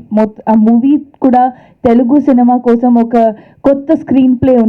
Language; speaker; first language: Telugu; non-native, local second language; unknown